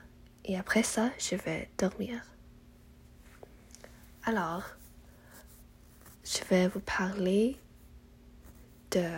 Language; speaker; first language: French; non-native, learner; English